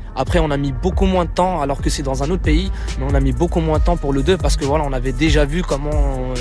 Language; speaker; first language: French; non-native, local second language; Arabic